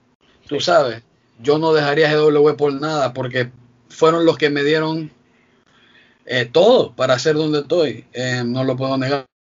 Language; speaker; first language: Spanish; native; Spanish